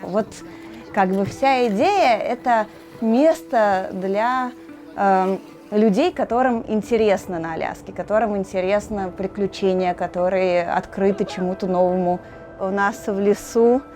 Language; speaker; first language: Russian; native; Russian